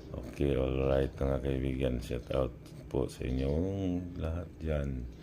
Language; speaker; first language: Filipino; non-native, local second language; Cebuano